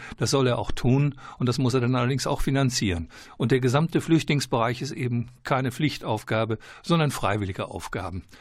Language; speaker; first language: German; native; German